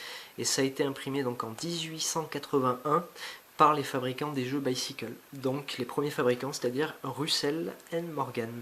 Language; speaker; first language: French; native; French